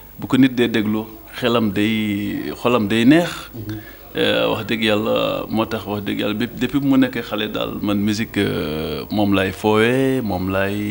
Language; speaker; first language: Wolof; non-native, local second language; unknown